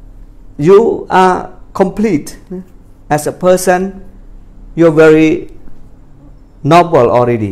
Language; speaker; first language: English; non-native, fluent; Khmer